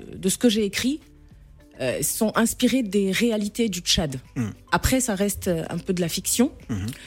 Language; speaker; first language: French; non-native, local second language; Arabic